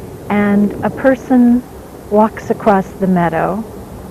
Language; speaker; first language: English; native; English